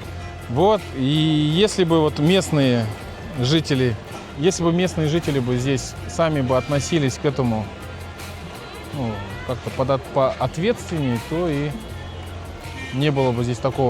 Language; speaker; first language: Russian; native; Russian